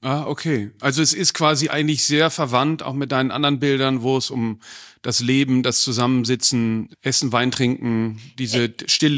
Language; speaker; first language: German; native; German